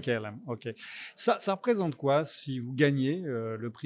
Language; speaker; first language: French; native; French